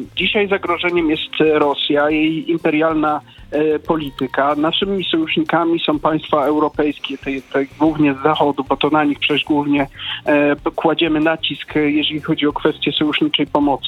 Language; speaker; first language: Polish; native; Polish